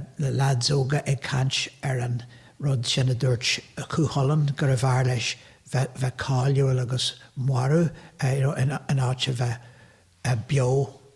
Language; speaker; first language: Irish; native; Irish